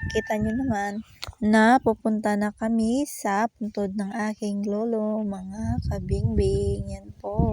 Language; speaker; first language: Filipino; non-native, local second language; Cebuano